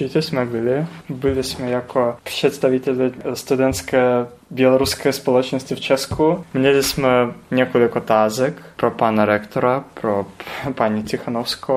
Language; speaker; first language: Czech; non-native, learner; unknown